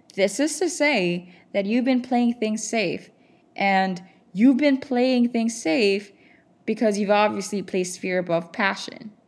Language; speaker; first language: English; non-native, local second language; Filipino